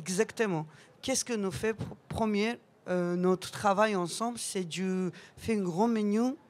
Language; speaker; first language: French; non-native, learner; Georgian